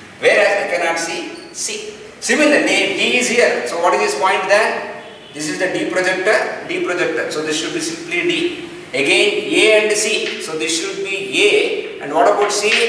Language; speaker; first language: English; non-native, local second language; Kannada